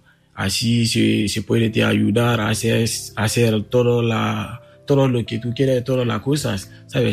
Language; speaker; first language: Spanish; non-native, learner; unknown